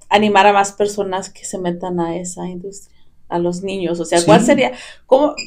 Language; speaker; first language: Spanish; early bilingual, heritage; Spanish